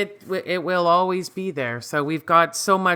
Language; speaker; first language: English; native; English